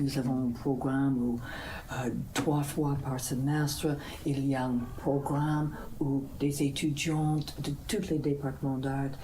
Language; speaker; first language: French; non-native, fluent; English